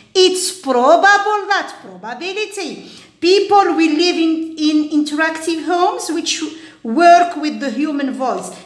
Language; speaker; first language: English; non-native, fluent; Arabic